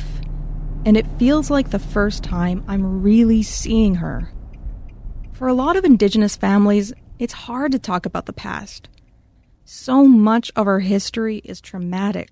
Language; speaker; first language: English; native; English